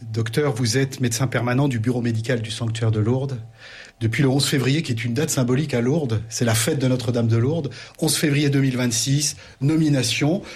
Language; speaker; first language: French; native; French